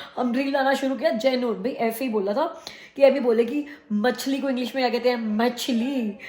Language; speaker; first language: Hindi; native; Hindi